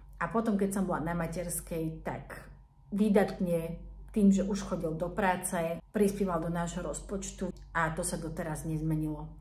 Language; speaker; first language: Slovak; native; Slovak